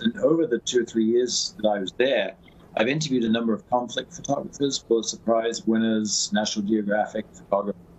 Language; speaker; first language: English; native; English